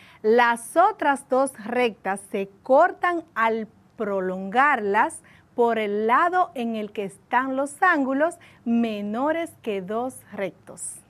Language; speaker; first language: Spanish; native; Spanish